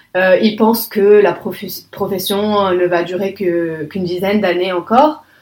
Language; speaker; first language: French; non-native, local second language; Arabic